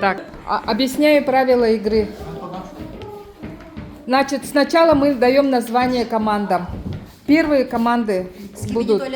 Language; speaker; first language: Russian; native; Russian